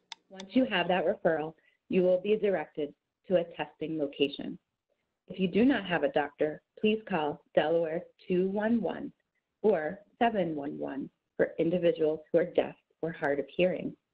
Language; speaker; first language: English; native; English